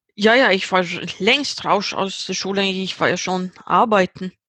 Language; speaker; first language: German; non-native, fluent; Swedish